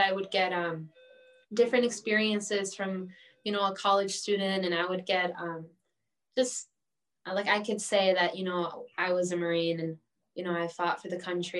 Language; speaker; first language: English; native; English